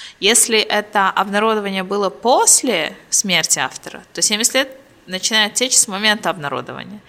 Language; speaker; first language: Russian; native; Russian